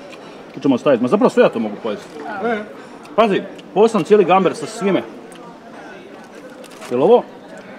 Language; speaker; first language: Croatian; native; Croatian